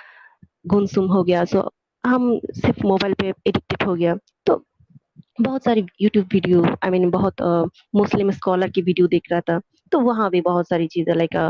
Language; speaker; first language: Hindi; non-native, fluent; Bangla